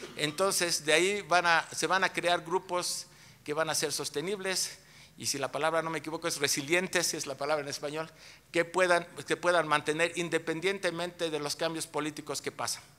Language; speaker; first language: Spanish; native; Spanish